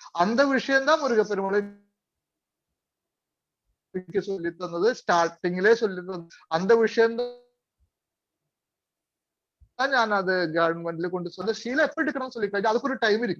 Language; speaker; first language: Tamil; non-native, learner; Malayalam